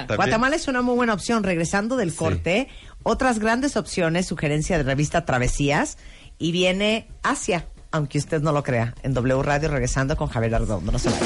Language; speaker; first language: Spanish; native; Spanish